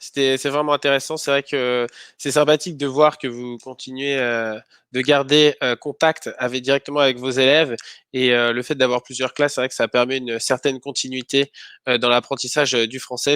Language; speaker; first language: French; native; French